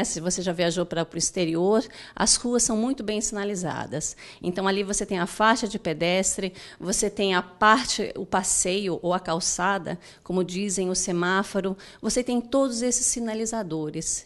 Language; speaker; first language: Portuguese; native; Portuguese